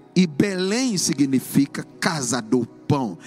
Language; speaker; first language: Portuguese; non-native, fluent; English